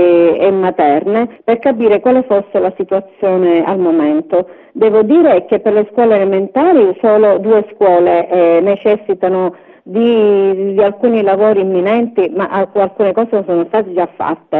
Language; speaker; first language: Italian; native; Italian